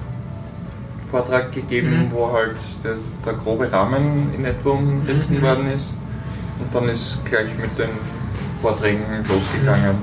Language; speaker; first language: German; native; German